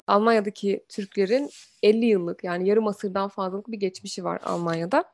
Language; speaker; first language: Turkish; early bilingual, heritage; Turkish